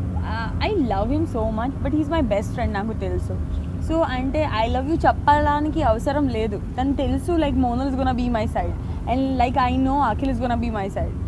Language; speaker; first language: Telugu; non-native, local second language; Gujarati